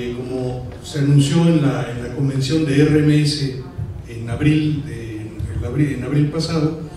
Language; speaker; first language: Spanish; native; Spanish